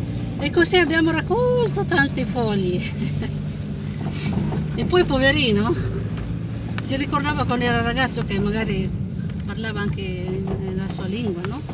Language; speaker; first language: Italian; non-native, fluent; Filipino